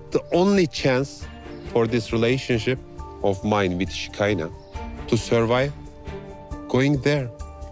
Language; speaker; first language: English; non-native, fluent; Turkish